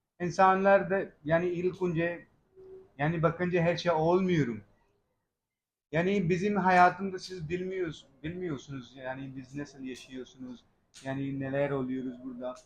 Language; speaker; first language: Turkish; non-native, learner; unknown